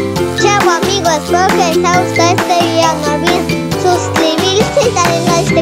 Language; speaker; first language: Spanish; early bilingual, heritage; Spanish